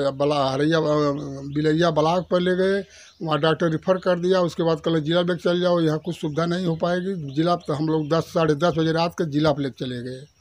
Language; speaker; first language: Hindi; native; Hindi